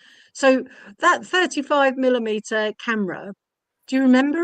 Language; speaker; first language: English; native; English